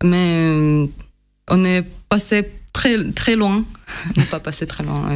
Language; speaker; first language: French; non-native, learner; Russian